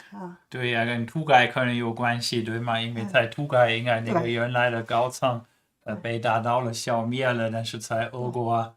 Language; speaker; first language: Chinese; non-native, fluent; German